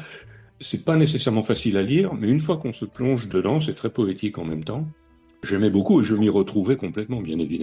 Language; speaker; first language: French; native; French